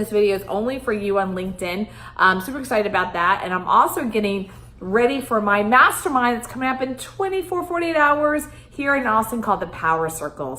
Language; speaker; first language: English; native; English